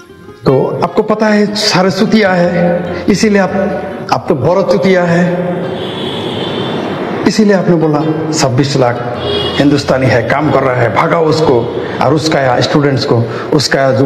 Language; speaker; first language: Hindi; non-native, fluent; Bangla